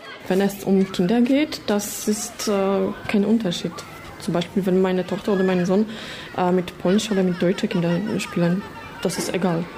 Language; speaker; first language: German; non-native, fluent; Polish